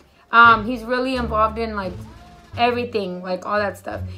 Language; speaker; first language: English; early bilingual, other home language; Spanish